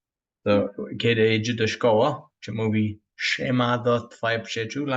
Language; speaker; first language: Polish; non-native, learner; English